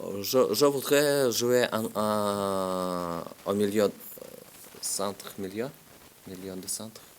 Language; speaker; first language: French; non-native, learner; Russian